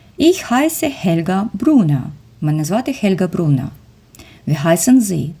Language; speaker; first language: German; non-native, fluent; Ukrainian